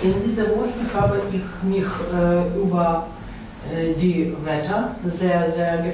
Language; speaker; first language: German; non-native, learner; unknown